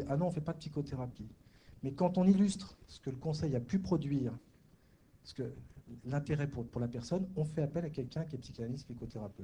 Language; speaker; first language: French; native; French